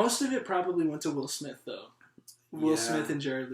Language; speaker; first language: English; native; English